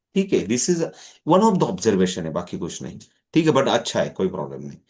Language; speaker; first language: Hindi; non-native, local second language; Marathi